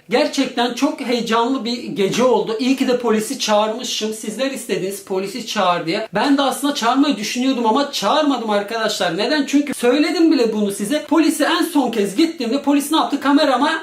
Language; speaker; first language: Turkish; early bilingual, heritage; Turkish